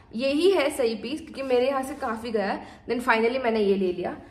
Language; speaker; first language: Hindi; non-native, local second language; Tulu